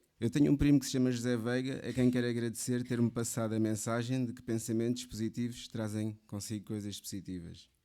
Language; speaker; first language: Portuguese; early bilingual, other home language; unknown